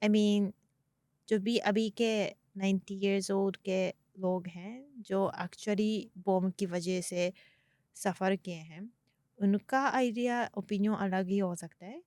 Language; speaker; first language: Hindi; non-native, fluent; Japanese